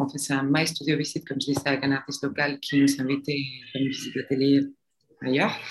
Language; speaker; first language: French; non-native, fluent; Spanish